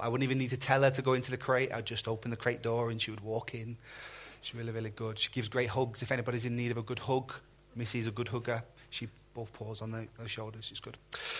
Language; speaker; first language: English; native; English